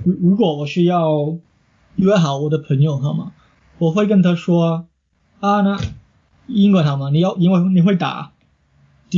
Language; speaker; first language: Chinese; non-native, fluent; English